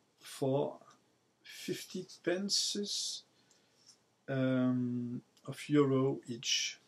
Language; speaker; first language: English; non-native, learner; French